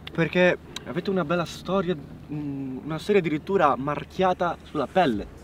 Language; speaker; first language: Italian; native; Italian